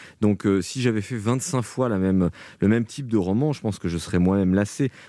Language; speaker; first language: French; native; French